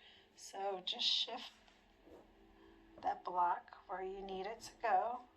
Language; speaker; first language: English; native; English